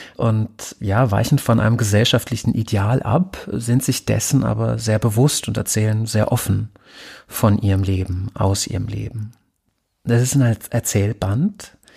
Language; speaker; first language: German; native; German